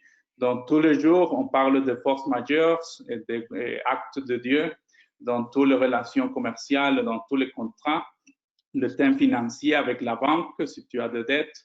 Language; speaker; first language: French; non-native, fluent; Spanish